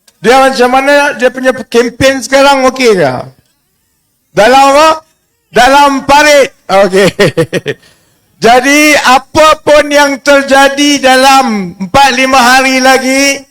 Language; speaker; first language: Malay; native; Malay